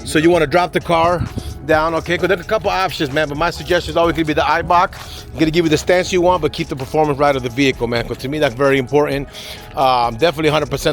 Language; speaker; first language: English; native; English